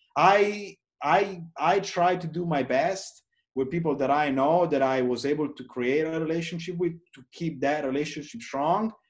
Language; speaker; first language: English; non-native, fluent; Italian